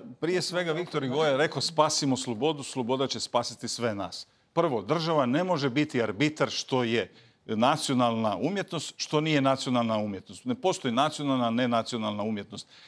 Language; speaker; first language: Croatian; native; Croatian